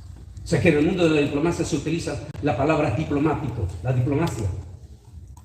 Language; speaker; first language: Spanish; native; Spanish